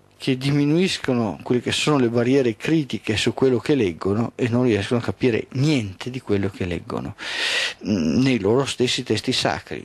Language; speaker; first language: Italian; native; Italian